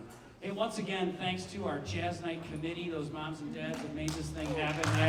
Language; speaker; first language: English; native; English